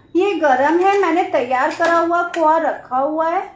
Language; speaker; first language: Hindi; native; Hindi